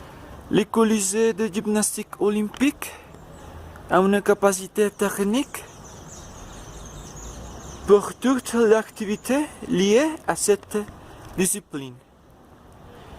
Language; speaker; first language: French; non-native, learner; Spanish